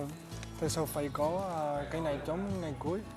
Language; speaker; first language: Vietnamese; non-native, learner; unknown